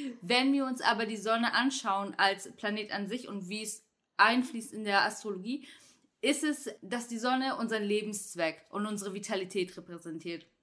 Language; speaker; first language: German; early bilingual, other home language; Turkish